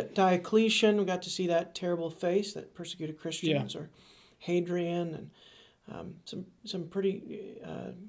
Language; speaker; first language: English; native; English